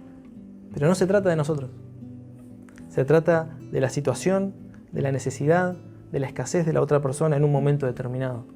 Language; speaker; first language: Spanish; native; Spanish